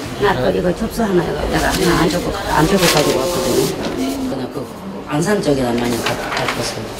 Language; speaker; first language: Korean; non-native, learner; Russian